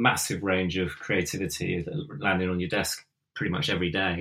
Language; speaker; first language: English; native; English